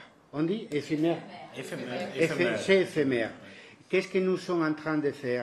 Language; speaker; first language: French; non-native, fluent; Spanish